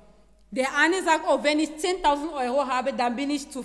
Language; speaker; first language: German; non-native, fluent; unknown